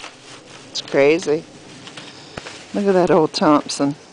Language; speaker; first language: English; native; English